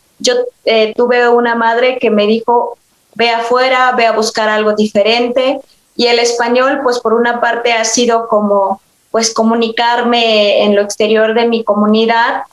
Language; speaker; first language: Spanish; non-native, local second language; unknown